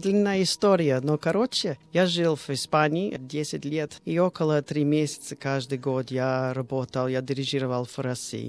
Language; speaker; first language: Russian; non-native, fluent; English